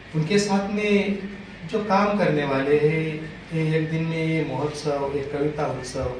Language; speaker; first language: Hindi; non-native, local second language; Marathi